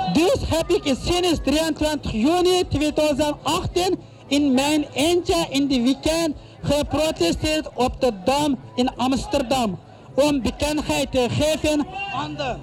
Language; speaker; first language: Dutch; non-native, learner; Uyghur